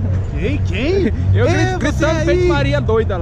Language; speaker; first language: Portuguese; native; Portuguese